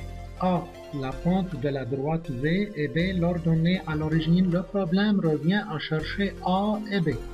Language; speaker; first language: French; non-native, local second language; Arabic